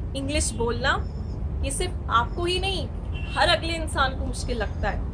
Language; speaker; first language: Hindi; native; Hindi